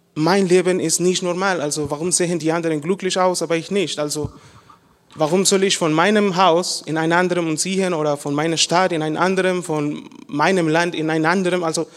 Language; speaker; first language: German; non-native, learner; Spanish